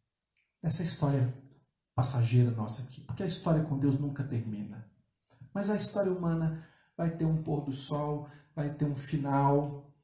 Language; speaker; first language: Portuguese; native; Portuguese